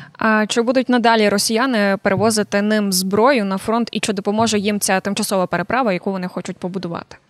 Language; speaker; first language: Ukrainian; native; Ukrainian